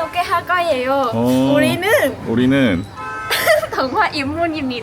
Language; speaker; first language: Korean; non-native, learner; Vietnamese